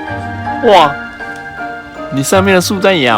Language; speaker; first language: Chinese; native; Chinese